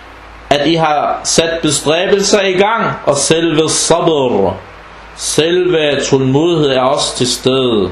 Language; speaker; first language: Danish; early bilingual, other home language; Arabic